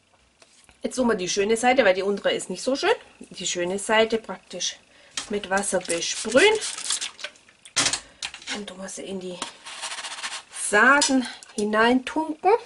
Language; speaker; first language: German; native; German